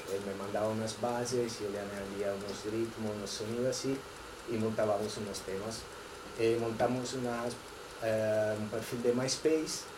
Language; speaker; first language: Spanish; non-native, fluent; Italian